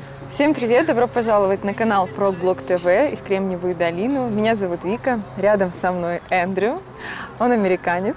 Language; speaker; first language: Russian; native; Russian